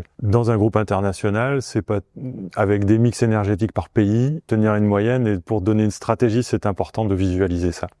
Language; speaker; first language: French; native; French